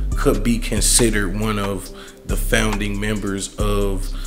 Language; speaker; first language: English; native; English